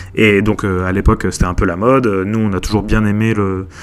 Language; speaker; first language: French; native; French